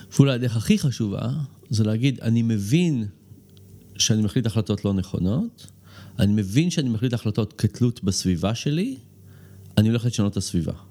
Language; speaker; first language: Hebrew; early bilingual, other home language; English